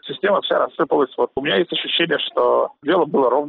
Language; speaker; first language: Russian; native; Russian